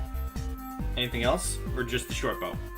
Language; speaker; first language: English; native; English